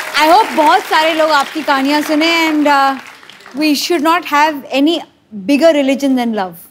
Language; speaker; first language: Hindi; native; Hindi